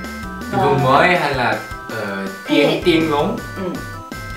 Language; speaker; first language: Vietnamese; non-native, learner; Korean